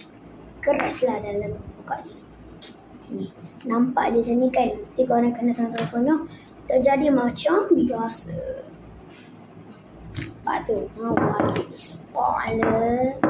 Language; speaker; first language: Malay; native; Malay